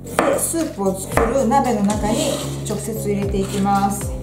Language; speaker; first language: Japanese; native; Japanese